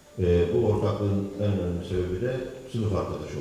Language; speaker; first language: Turkish; native; Turkish